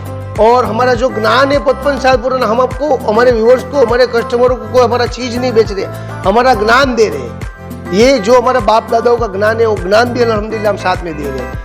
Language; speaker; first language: Hindi; non-native, local second language; Gujarati